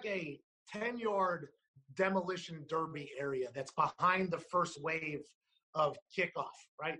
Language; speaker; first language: English; native; English